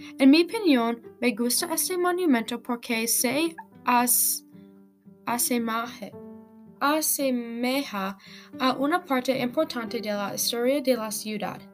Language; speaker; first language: Spanish; non-native, learner; English